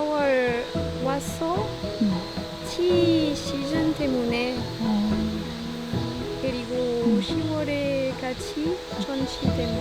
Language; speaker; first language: Korean; non-native, learner; French